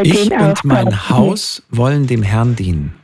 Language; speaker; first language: German; native; German